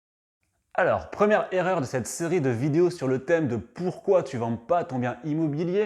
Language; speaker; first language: French; native; French